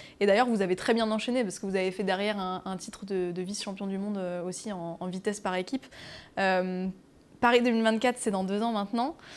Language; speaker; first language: French; native; French